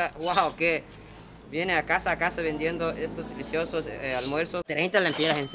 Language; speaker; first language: Spanish; non-native, fluent; English